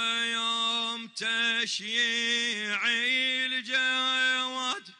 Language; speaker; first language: Arabic; native; Arabic